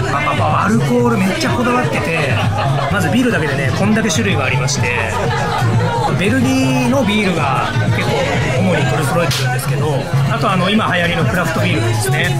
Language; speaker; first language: Japanese; native; Japanese